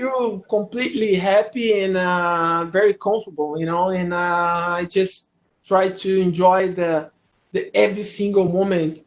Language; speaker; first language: English; non-native, learner; Portuguese